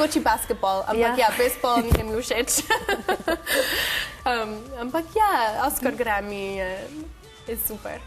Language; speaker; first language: Slovenian; non-native, learner; English